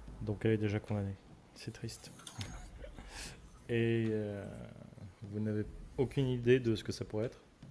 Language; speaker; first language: French; native; French